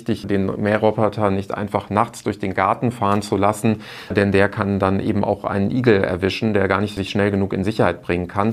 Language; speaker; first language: German; native; German